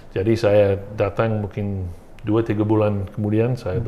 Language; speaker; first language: Indonesian; non-native, fluent; English